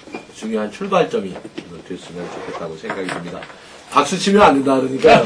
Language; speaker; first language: Korean; native; Korean